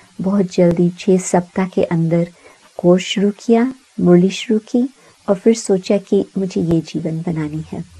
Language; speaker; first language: Hindi; early bilingual, heritage; Sindhi